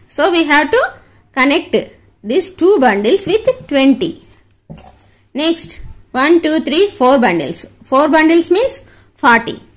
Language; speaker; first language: English; non-native, local second language; Telugu